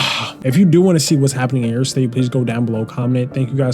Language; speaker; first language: English; native; English